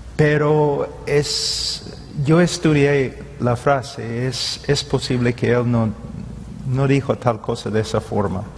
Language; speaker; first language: Spanish; non-native, fluent; English